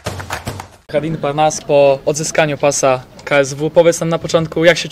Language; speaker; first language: Polish; native; Polish